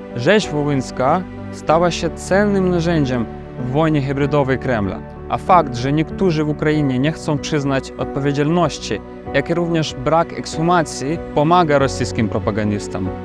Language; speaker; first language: Polish; non-native, fluent; Ukrainian